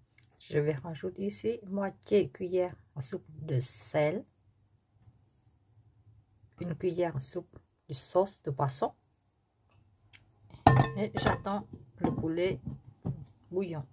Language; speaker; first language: French; non-native, learner; Vietnamese